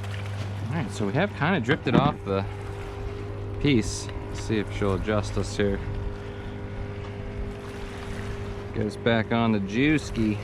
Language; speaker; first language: English; native; English